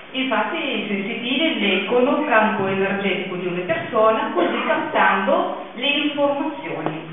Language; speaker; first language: Italian; non-native, fluent; Russian